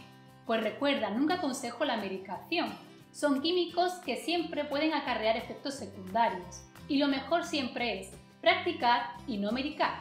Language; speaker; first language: Spanish; native; Spanish